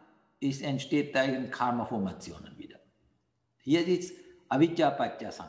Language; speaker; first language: German; non-native, fluent; Sinhala